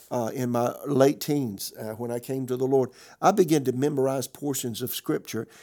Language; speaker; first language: English; native; English